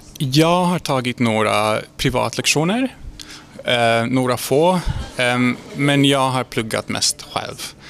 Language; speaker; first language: Swedish; non-native, fluent; Hungarian